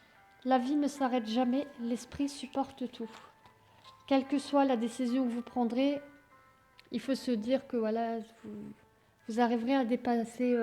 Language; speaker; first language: French; native; French